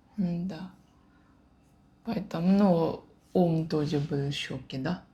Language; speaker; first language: Russian; non-native, learner; Japanese